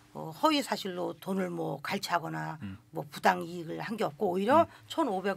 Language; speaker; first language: Korean; native; Korean